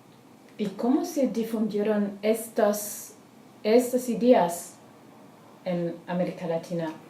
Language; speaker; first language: Spanish; non-native, learner; German